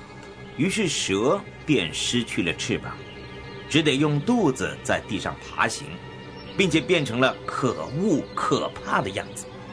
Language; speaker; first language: Chinese; native; Chinese